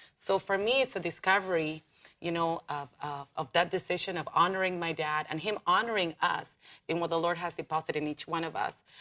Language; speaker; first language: English; non-native, fluent; Spanish